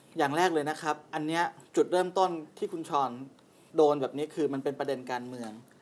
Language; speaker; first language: Thai; native; Thai